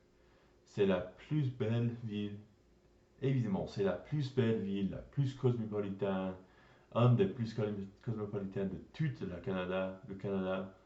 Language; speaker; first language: French; non-native, learner; English